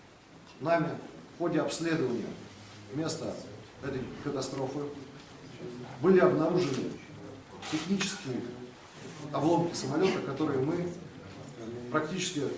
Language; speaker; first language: Russian; native; Russian